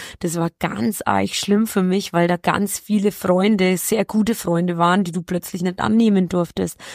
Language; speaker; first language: German; early bilingual, other home language; Polish